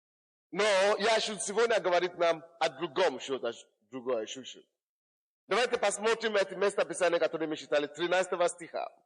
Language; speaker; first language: Russian; non-native, fluent; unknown